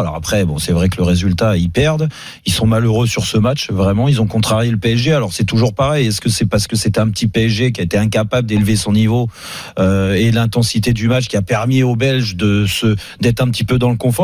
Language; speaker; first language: French; native; French